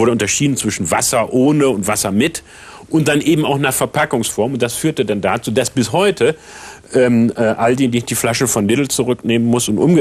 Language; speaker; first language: German; native; German